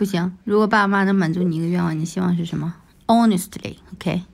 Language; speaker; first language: Chinese; native; Chinese